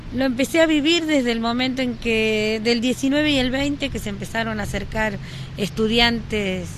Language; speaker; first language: Spanish; native; Spanish